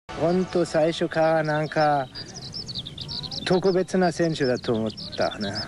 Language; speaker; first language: Japanese; non-native, learner; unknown